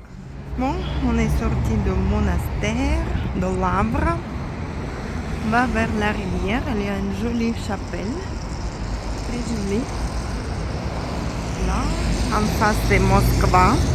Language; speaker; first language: French; non-native, fluent; Russian